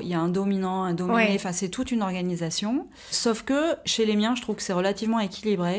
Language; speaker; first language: French; native; French